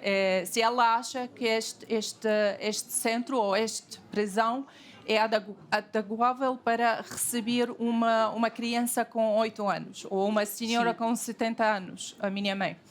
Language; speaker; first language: Portuguese; non-native, fluent; Arabic